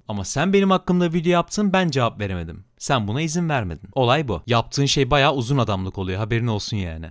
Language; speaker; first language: Turkish; native; Turkish